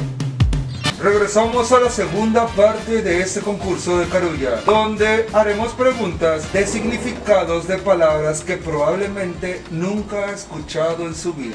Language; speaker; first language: Spanish; native; Spanish